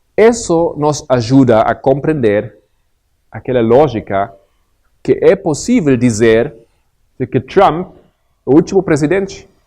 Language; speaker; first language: Portuguese; non-native, fluent; Spanish